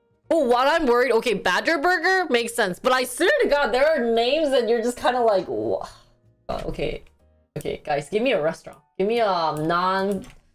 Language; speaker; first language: English; early bilingual, other home language; Korean